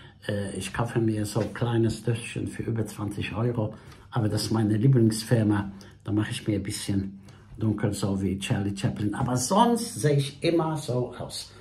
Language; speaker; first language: German; non-native, fluent; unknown